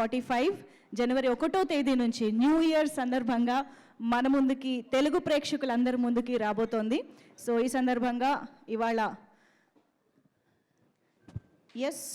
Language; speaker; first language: Telugu; native; Telugu